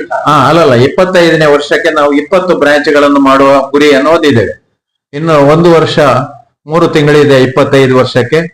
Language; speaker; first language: Kannada; native; Kannada